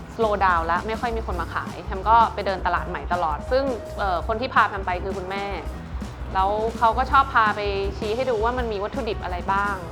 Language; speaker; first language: Thai; early bilingual, other home language; Chinese